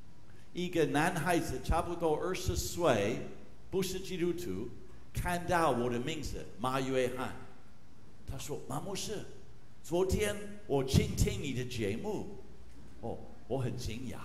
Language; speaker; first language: Chinese; non-native, fluent; English